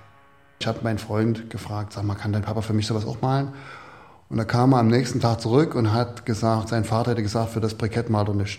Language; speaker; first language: German; native; German